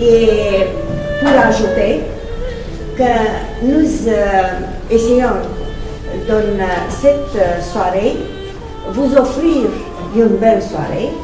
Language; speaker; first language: French; non-native, fluent; Romanian